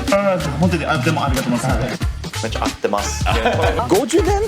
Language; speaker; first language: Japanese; non-native, learner; English